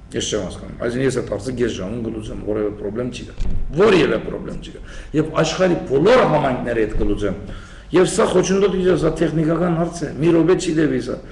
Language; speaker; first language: Armenian; early bilingual, heritage; Armenian